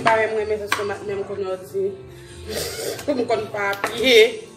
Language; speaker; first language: French; non-native, learner; Haitian Creole